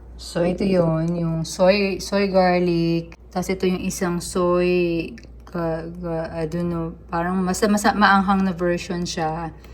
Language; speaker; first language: Filipino; native; Filipino